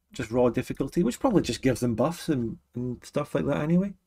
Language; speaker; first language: English; native; English